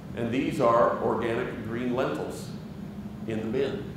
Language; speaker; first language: English; native; English